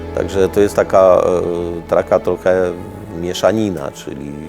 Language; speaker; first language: Polish; early bilingual, heritage; Romanian